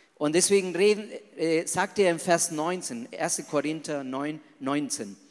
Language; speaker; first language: German; non-native, fluent; Spanish